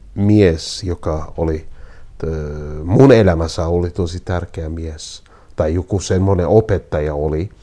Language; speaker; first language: Finnish; non-native, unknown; Kurdish